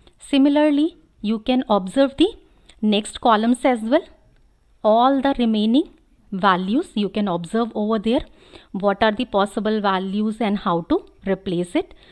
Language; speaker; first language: English; non-native, local second language; Hindi